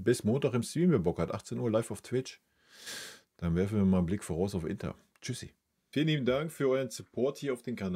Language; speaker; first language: German; native; German